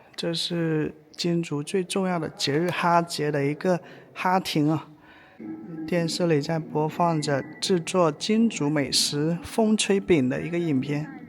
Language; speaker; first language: Chinese; native; Chinese